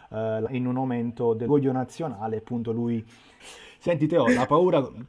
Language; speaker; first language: Italian; native; Italian